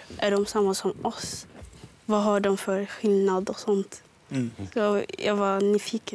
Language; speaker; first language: Swedish; early bilingual, other home language; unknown